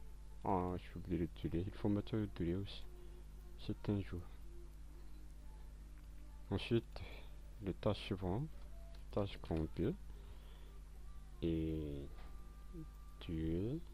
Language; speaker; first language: French; non-native, local second language; Malagasy